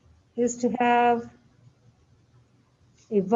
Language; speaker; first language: English; native; English